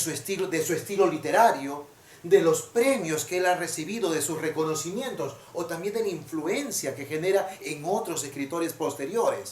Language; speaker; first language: Spanish; native; Spanish